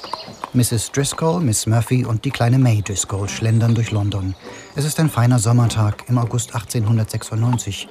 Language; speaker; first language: German; native; German